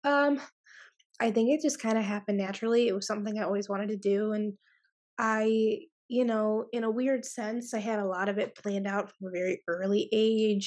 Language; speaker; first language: English; native; English